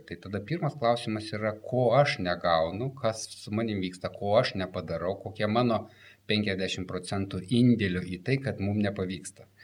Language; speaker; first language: Lithuanian; native; Lithuanian